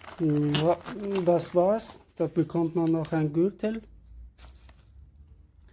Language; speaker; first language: German; non-native, fluent; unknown